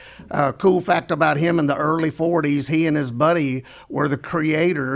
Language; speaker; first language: English; native; English